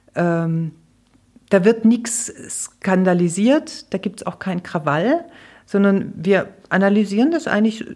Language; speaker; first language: German; native; German